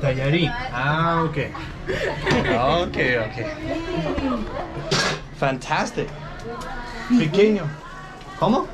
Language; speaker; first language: Spanish; non-native, fluent; Danish